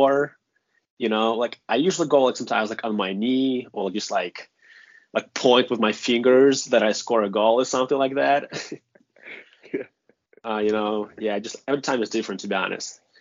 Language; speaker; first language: English; non-native, fluent; Russian